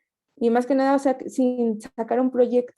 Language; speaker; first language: Spanish; native; Spanish